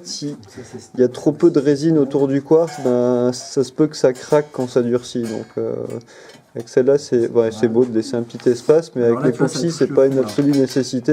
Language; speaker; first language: French; native; French